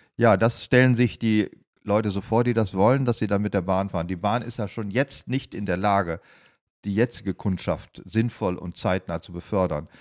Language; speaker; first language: German; native; German